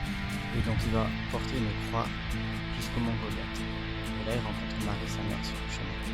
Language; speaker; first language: French; native; French